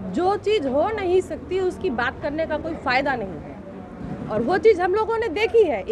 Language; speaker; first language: Hindi; non-native, local second language; Bangla